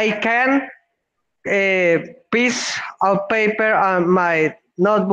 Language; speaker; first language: English; non-native, learner; Spanish